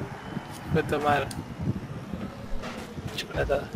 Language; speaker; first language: Spanish; native; Spanish